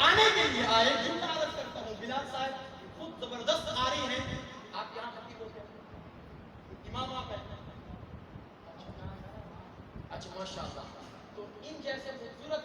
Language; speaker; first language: Urdu; native; Urdu